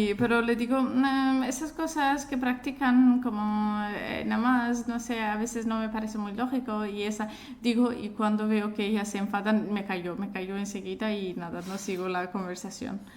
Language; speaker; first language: Spanish; non-native, fluent; Azerbaijani